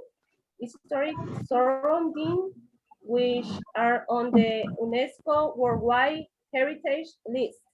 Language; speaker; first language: English; non-native, learner; Spanish